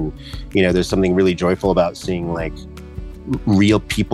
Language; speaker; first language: English; early bilingual, other home language; Japanese